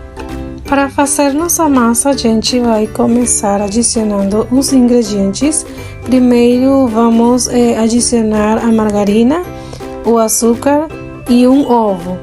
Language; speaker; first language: Portuguese; non-native, fluent; Spanish